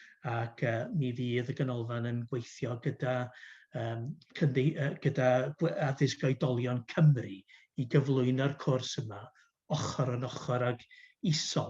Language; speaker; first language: Welsh; native; Welsh